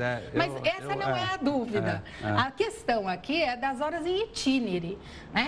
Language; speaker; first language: Portuguese; native; Portuguese